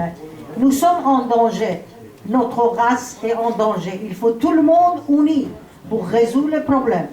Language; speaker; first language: French; non-native, learner; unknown